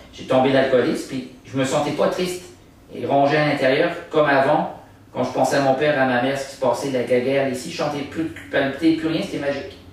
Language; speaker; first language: French; native; French